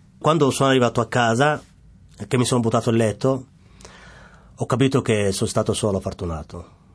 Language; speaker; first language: Italian; non-native, fluent; Somali